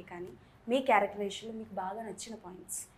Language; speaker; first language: Telugu; native; Telugu